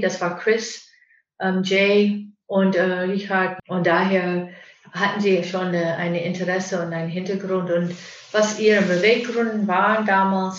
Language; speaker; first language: German; non-native, fluent; English